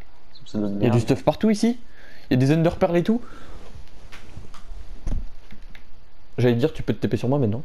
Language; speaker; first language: French; native; French